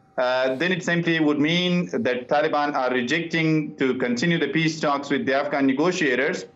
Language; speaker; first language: English; non-native, fluent; Persian